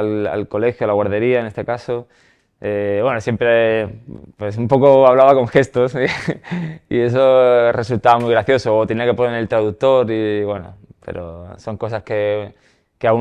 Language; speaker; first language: Spanish; native; Spanish